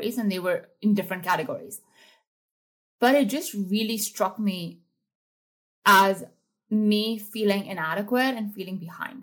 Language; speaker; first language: English; non-native, local second language; Hindi